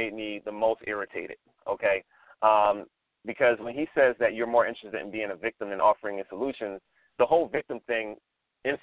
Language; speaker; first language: English; native; English